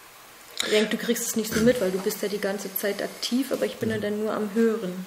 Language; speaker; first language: German; native; German